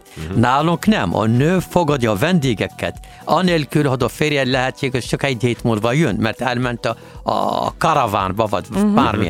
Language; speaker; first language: Hungarian; non-native, learner; Arabic